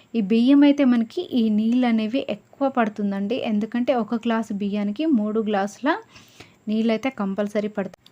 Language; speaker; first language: Telugu; non-native, local second language; Lambadi